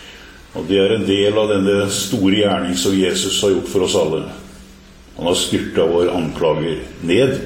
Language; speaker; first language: Norwegian; native; Norwegian